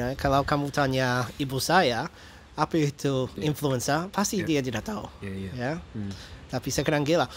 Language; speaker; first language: Indonesian; non-native, fluent; English